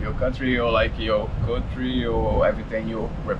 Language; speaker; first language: English; non-native, learner; Portuguese